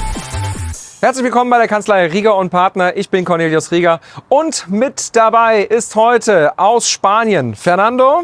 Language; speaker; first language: German; native; German